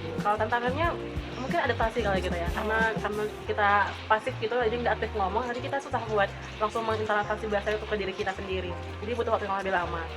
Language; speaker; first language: Indonesian; non-native, local second language; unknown